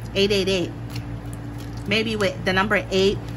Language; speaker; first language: English; native; English